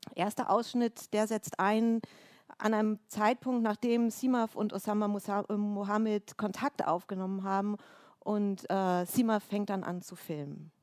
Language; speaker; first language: German; native; German